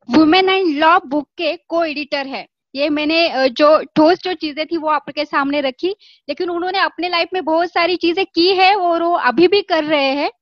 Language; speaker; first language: Hindi; non-native, local second language; Marathi